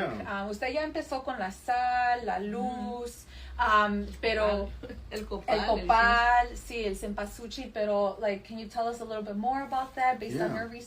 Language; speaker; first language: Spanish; early bilingual, other home language; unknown